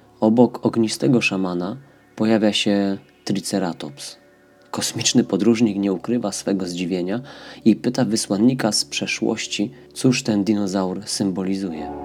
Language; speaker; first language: Polish; native; Polish